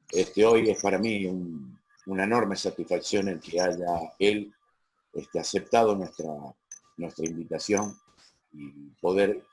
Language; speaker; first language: Spanish; native; Spanish